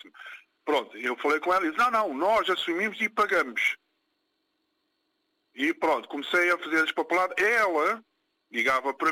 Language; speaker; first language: Portuguese; non-native, local second language; Kabuverdianu